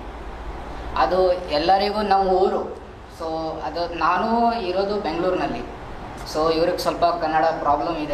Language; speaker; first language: Kannada; non-native, local second language; Marathi